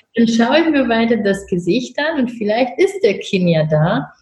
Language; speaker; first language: German; non-native, fluent; Romanian